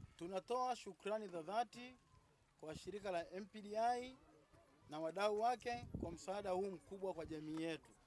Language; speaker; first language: Swahili; native; Swahili